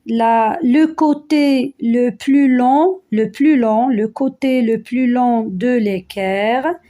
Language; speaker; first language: French; non-native, local second language; Arabic